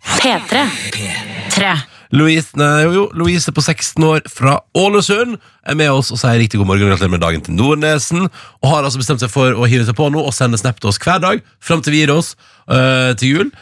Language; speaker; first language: Norwegian; native; Norwegian